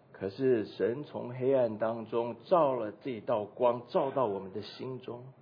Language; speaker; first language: Chinese; native; Chinese